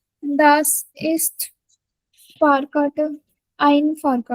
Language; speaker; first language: German; non-native, learner; Hindi